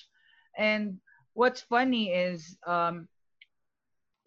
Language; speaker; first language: English; non-native, local second language; Filipino